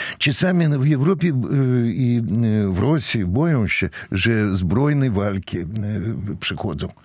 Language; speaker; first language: Polish; non-native, fluent; Russian